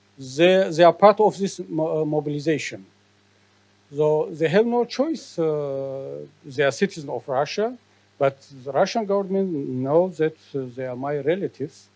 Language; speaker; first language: English; non-native, learner; Tajik